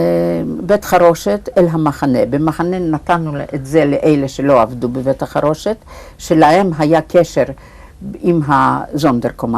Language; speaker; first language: Hebrew; non-native, fluent; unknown